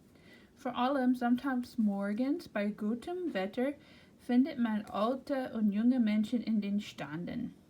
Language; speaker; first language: German; non-native, fluent; English